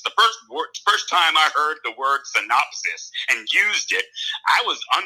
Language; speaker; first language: English; native; English